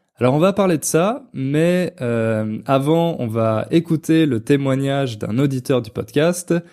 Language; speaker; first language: French; native; French